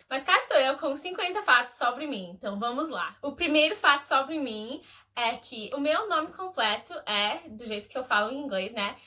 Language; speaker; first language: Portuguese; early bilingual, heritage; Portuguese